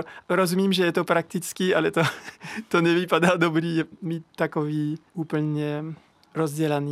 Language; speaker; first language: Czech; non-native, learner; French